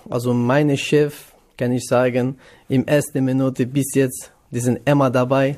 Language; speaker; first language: German; non-native, learner; Kurdish